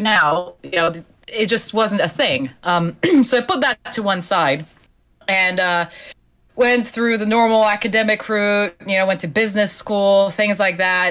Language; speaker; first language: English; non-native, fluent; Slovenian